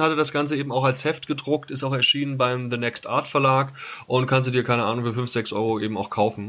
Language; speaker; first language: German; native; German